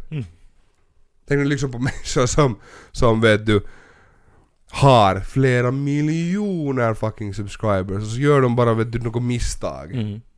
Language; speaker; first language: Swedish; native; Swedish